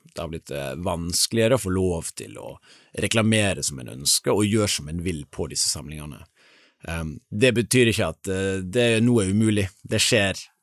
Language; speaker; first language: Norwegian; native; Norwegian